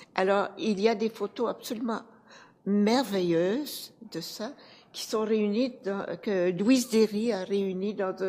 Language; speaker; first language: French; native; French